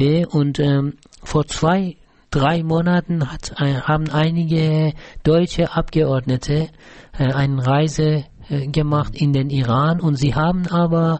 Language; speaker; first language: German; non-native, fluent; Persian